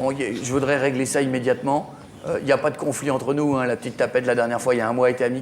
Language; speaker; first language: French; native; French